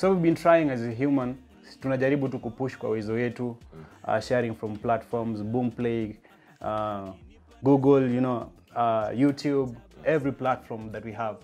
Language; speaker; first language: English; non-native, local second language; Luo (Kenya and Tanzania)